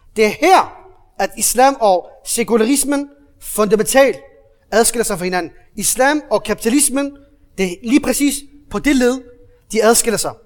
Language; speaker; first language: Danish; early bilingual, other home language; Arabic